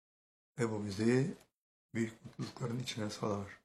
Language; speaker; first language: Turkish; native; Turkish